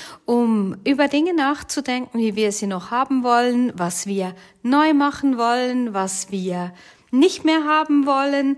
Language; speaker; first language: German; native; German